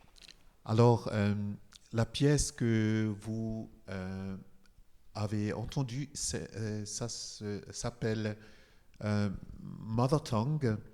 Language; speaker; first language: French; non-native, fluent; Igbo